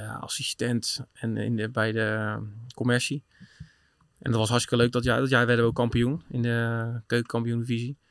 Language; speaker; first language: Dutch; native; Dutch